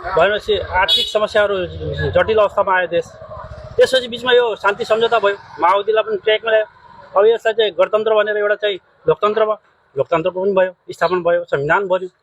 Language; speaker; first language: Nepali; native; Nepali